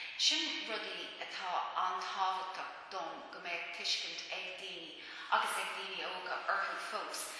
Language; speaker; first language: Irish; non-native, local second language; English